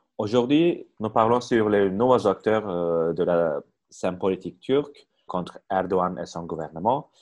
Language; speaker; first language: French; non-native, fluent; Turkish